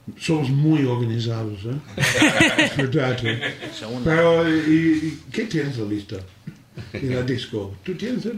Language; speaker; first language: Spanish; non-native, learner; English